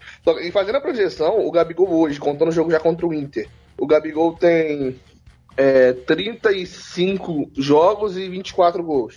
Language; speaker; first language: Portuguese; native; Portuguese